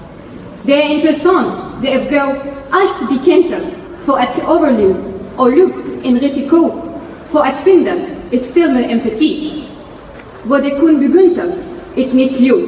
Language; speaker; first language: Danish; non-native, fluent; Arabic